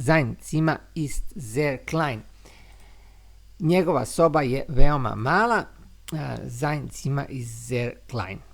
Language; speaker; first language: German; non-native, learner; Serbian